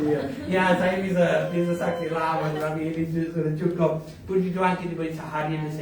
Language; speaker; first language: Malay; non-native, fluent; English